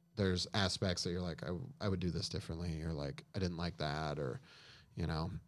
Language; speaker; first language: English; native; English